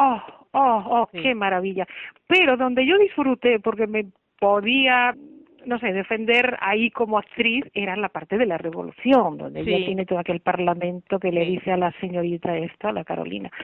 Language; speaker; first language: Spanish; native; Spanish